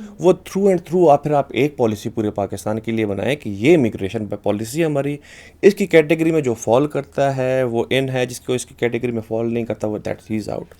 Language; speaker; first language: Urdu; non-native, local second language; Pashto